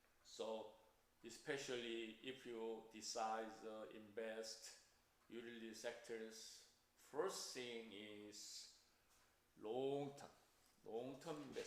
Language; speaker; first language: English; non-native, fluent; Korean